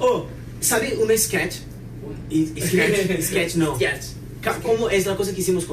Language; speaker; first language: Spanish; non-native, fluent; Portuguese